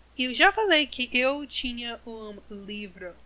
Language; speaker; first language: Portuguese; non-native, learner; English